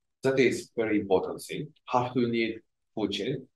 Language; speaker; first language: English; non-native, learner; Japanese